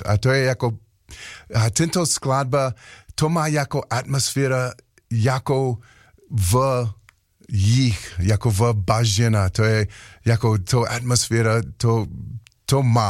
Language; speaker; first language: Slovak; non-native, learner; English